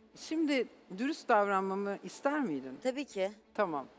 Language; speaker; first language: Turkish; native; Turkish